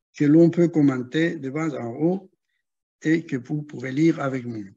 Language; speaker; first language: French; non-native, fluent; Spanish